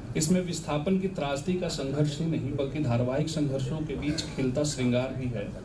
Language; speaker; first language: Hindi; non-native, local second language; Bhojpuri